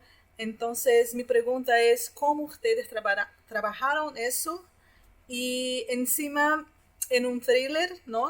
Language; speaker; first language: Spanish; non-native, fluent; Portuguese